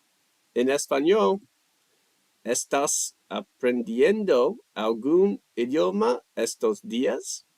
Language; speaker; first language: Spanish; non-native, learner; English